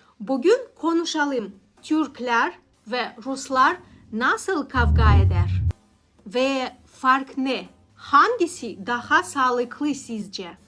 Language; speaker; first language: Turkish; non-native, learner; Russian